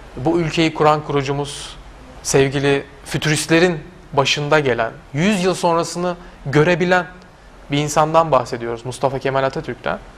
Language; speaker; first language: Turkish; native; Turkish